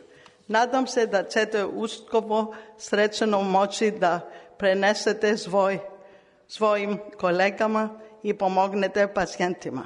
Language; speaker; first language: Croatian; non-native, learner; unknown